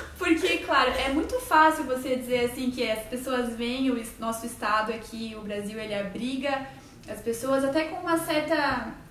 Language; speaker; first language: Portuguese; native; Portuguese